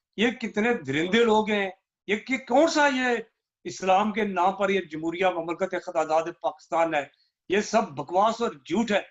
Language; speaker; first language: Urdu; non-native, local second language; Punjabi